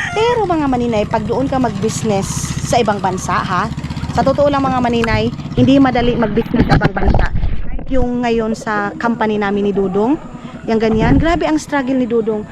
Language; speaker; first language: Filipino; non-native, local second language; Cebuano